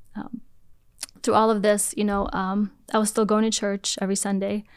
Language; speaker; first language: English; early bilingual, other home language; Polish